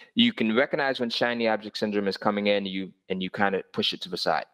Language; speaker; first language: English; native; English